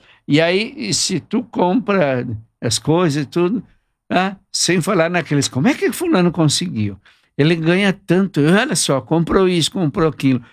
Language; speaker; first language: Portuguese; native; Portuguese